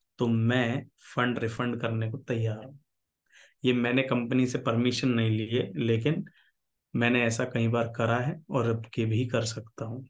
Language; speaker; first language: Hindi; native; Hindi